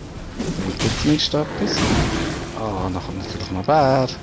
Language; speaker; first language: German; native; German